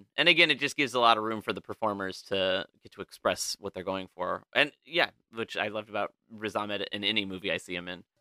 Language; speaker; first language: English; native; English